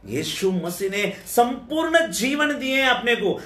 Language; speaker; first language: Hindi; non-native, local second language; Telugu